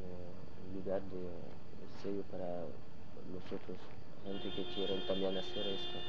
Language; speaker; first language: Spanish; non-native, learner; French